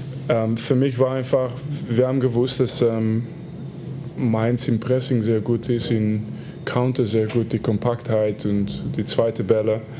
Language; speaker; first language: German; non-native, fluent; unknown